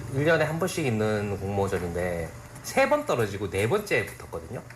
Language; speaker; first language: Korean; native; Korean